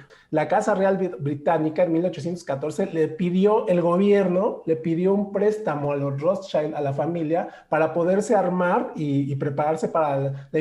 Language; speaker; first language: Spanish; native; Spanish